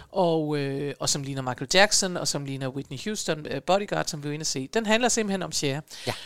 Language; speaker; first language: Danish; native; Danish